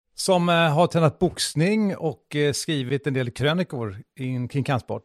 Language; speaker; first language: Swedish; native; Swedish